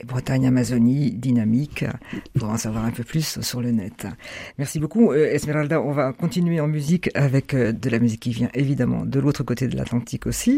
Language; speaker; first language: French; native; French